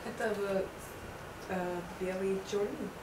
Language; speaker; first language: Russian; non-native, learner; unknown